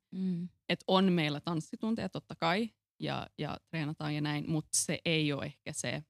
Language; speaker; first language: Finnish; non-native, local second language; Swedish